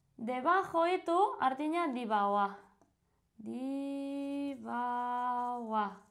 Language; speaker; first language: Indonesian; non-native, fluent; Spanish